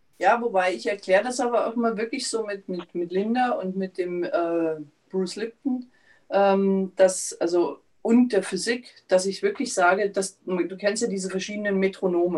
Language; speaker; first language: German; native; German